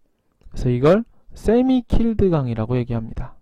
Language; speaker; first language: Korean; native; Korean